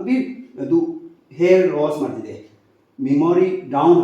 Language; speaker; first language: Kannada; non-native, learner; Tibetan